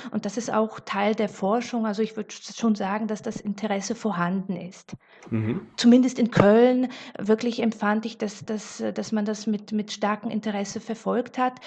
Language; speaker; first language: German; non-native, fluent; Slovak